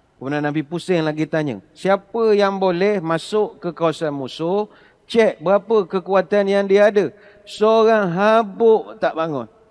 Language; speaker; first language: Malay; native; Malay